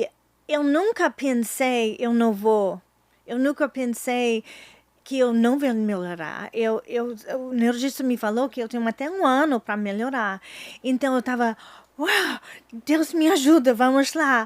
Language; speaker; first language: Portuguese; non-native, fluent; English